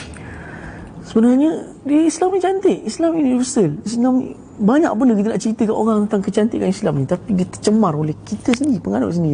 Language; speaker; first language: Malay; native; Malay